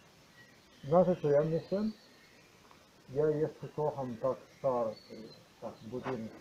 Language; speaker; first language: Polish; non-native, learner; Croatian